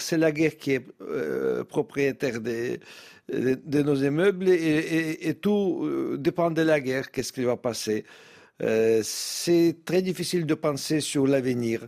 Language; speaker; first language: French; non-native, fluent; Russian